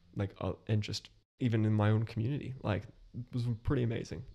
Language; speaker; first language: English; native; English